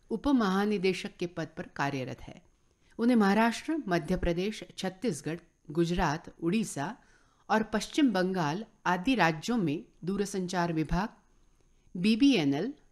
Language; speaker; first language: Hindi; non-native, local second language; Marathi